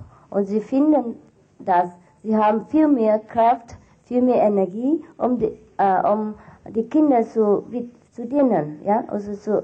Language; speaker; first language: German; non-native, fluent; Vietnamese